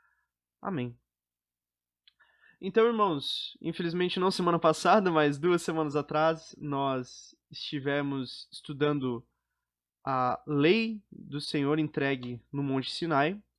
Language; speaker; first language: Portuguese; native; Portuguese